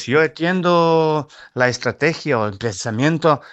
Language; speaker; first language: Spanish; non-native, fluent; Serbian